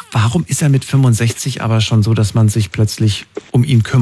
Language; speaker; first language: German; native; German